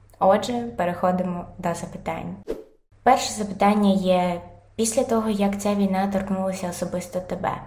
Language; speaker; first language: Ukrainian; non-native, local second language; Russian